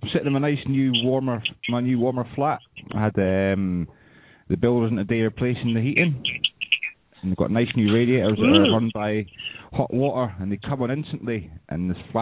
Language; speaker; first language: English; native; English